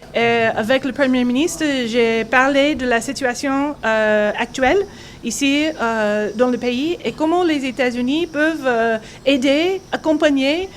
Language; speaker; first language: French; non-native, fluent; English